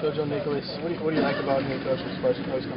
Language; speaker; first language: English; native; English